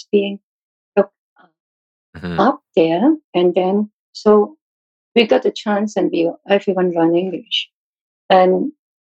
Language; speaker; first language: English; non-native, local second language; Cantonese